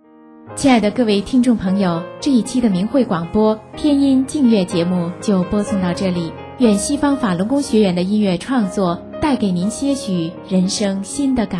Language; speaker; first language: Chinese; native; Chinese